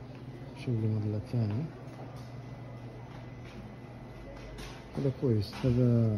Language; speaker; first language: Arabic; non-native, learner; Bangla